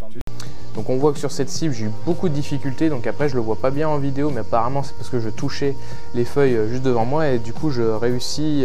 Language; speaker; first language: French; native; French